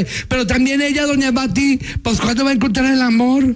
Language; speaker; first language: Spanish; native; Spanish